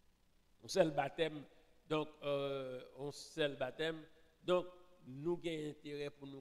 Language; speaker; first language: French; non-native, local second language; Haitian Creole